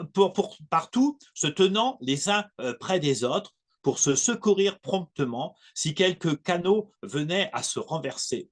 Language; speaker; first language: French; native; French